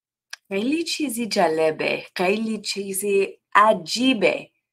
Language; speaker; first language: Persian; non-native, learner; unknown